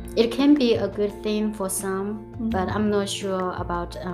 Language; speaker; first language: English; non-native, fluent; Chinese